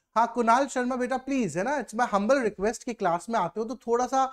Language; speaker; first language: Hindi; native; Hindi